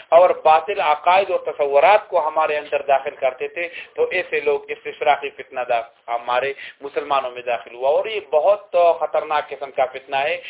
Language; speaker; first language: Urdu; non-native, local second language; Pashto